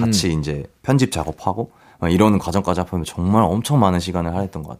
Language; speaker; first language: Korean; native; Korean